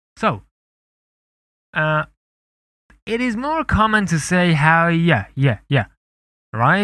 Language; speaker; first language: English; non-native, fluent; Persian